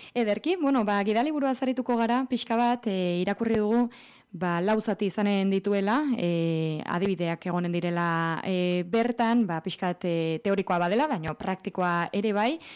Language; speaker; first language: Basque; native; Basque